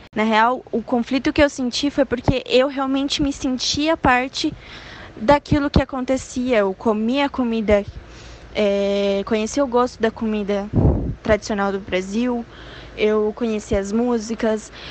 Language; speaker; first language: Portuguese; early bilingual, heritage; Spanish